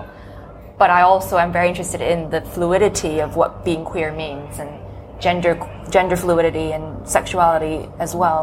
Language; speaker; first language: English; non-native, local second language; Cantonese